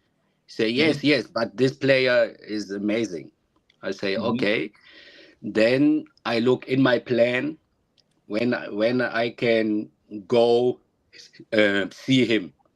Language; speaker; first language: English; non-native, learner; German